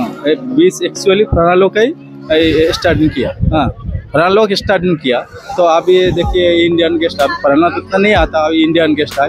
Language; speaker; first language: Hindi; non-native, local second language; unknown